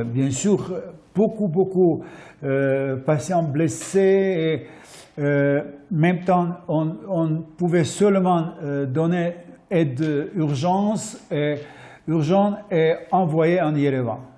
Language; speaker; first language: French; non-native, fluent; Armenian